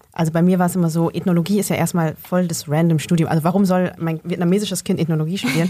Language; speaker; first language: German; early bilingual, other home language; Vietnamese